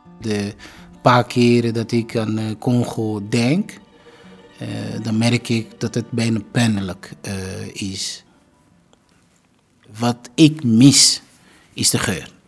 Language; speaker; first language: Dutch; non-native, fluent; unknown